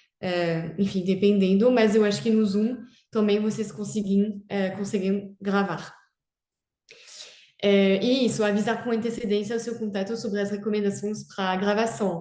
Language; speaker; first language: Portuguese; non-native, fluent; French